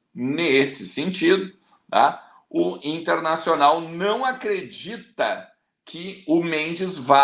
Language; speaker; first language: Portuguese; native; Portuguese